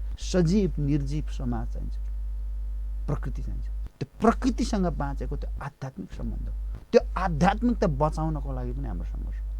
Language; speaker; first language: Nepali; non-native, local second language; Eastern Tamang